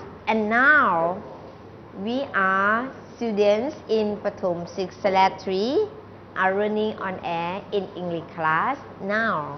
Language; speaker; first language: English; non-native, learner; Thai